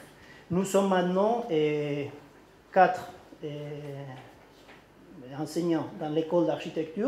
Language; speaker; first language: French; non-native, learner; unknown